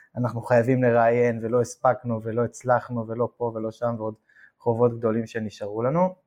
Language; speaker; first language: Hebrew; native; Hebrew